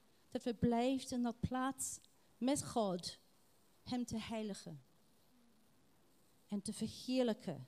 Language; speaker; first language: Dutch; non-native, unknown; English